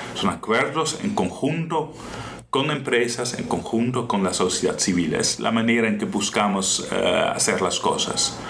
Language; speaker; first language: Spanish; non-native, fluent; Dutch